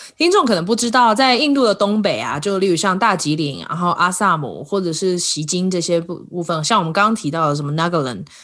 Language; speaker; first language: Chinese; native; Chinese